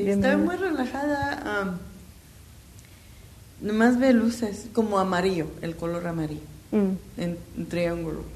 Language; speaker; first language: Spanish; non-native, learner; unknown